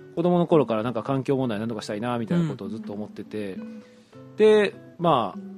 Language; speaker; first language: Japanese; native; Japanese